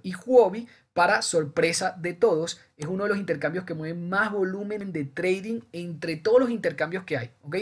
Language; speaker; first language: Spanish; native; Spanish